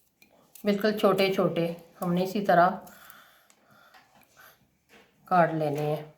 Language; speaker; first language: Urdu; non-native, local second language; Punjabi